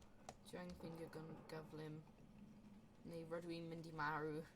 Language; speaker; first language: Welsh; non-native, learner; English